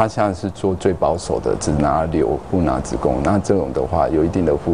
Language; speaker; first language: Chinese; native; Chinese